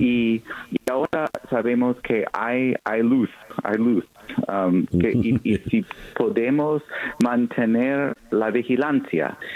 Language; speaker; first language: Spanish; non-native, fluent; English